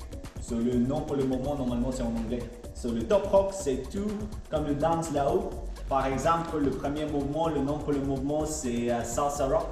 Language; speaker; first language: French; non-native, learner; Latvian